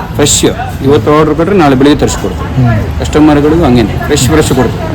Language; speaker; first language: Kannada; non-native, local second language; Konkani